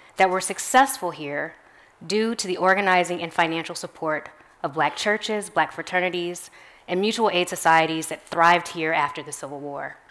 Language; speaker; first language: English; native; English